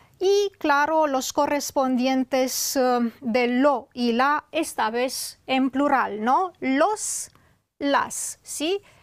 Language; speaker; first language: Spanish; non-native, fluent; Romanian